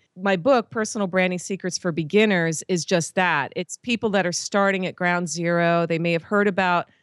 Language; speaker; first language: English; native; English